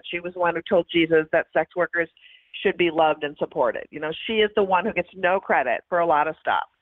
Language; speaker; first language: English; native; English